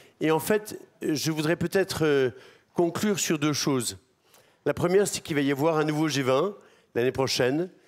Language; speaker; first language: French; native; French